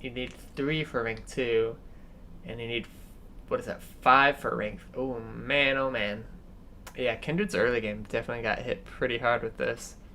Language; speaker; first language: English; native; English